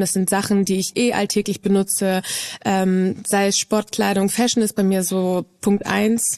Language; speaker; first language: German; native; German